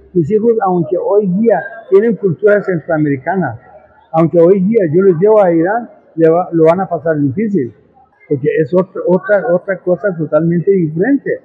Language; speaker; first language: Spanish; non-native, fluent; Persian